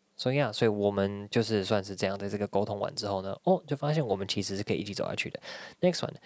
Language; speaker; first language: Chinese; native; Chinese